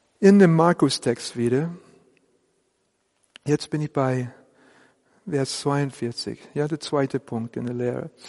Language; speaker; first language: German; non-native, fluent; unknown